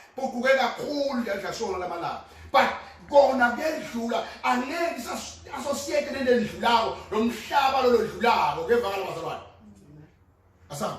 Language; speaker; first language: Zulu; non-native, local second language; Swati